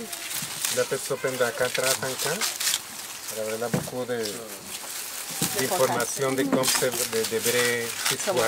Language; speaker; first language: French; non-native, fluent; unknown